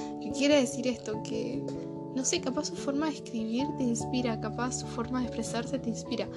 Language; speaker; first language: Spanish; native; Spanish